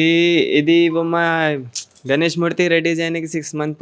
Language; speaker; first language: Telugu; non-native, local second language; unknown